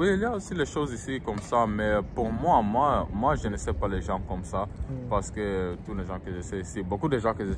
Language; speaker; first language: French; early bilingual, heritage; French